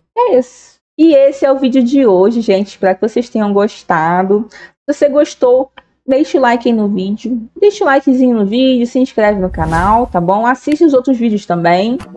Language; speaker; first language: Portuguese; native; Portuguese